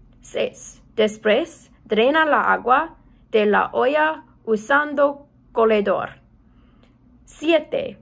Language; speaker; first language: Spanish; non-native, learner; English